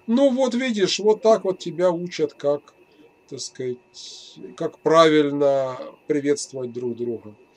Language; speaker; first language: Russian; native; Russian